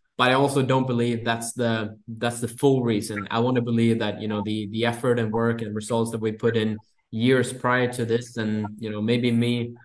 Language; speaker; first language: English; non-native, fluent; Swedish